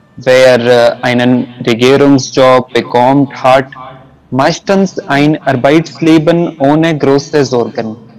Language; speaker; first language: German; non-native, learner; Hindi